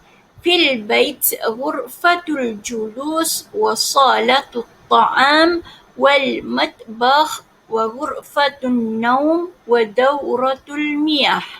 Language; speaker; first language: Arabic; non-native, fluent; Malay